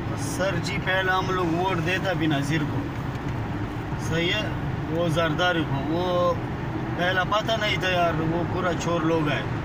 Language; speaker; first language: Hindi; non-native, local second language; Pashto